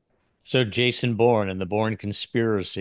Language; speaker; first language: English; native; English